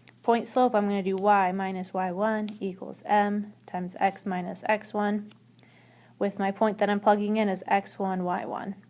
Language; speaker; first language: English; native; English